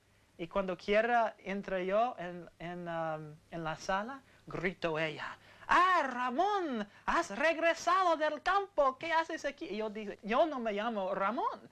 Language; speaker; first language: Spanish; non-native, learner; English